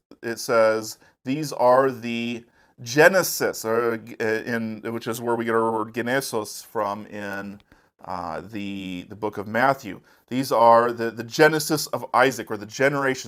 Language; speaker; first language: English; native; English